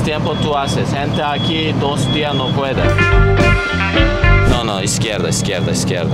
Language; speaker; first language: Spanish; non-native, learner; Turkish